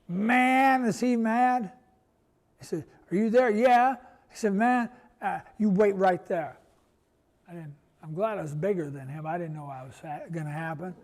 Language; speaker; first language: English; native; English